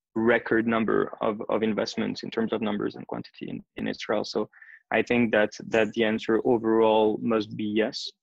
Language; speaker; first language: English; non-native, fluent; French